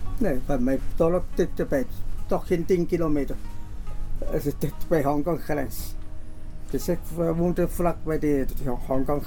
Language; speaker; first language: Dutch; non-native, learner; Chinese